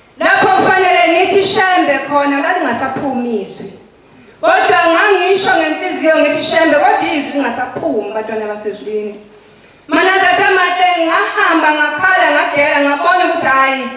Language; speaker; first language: Zulu; native; Zulu